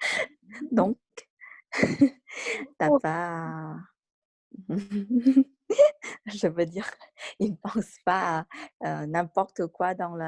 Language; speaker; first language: French; non-native, learner; Vietnamese